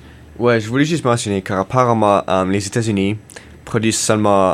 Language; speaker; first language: French; non-native, learner; English